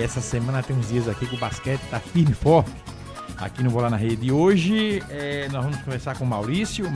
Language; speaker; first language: Portuguese; native; Portuguese